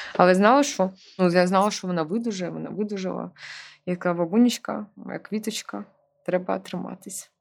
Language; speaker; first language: Ukrainian; non-native, local second language; Russian